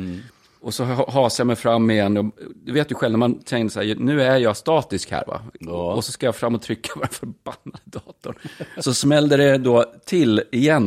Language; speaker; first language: Swedish; native; Swedish